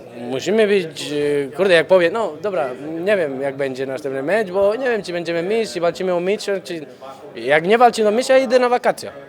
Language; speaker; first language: Polish; non-native, fluent; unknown